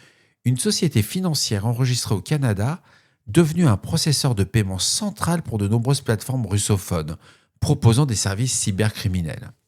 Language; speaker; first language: French; native; French